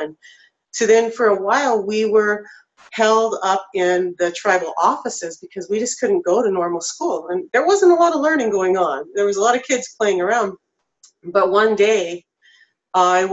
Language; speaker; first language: English; native; English